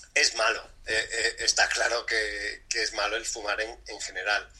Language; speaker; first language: Spanish; early bilingual, other home language; English